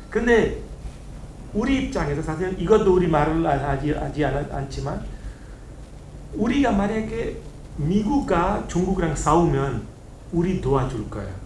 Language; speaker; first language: Korean; non-native, learner; Hindi